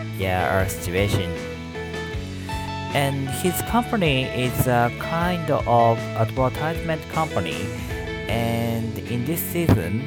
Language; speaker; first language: English; non-native, learner; Japanese